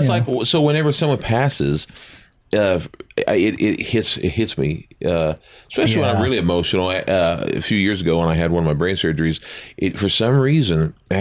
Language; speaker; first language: English; native; English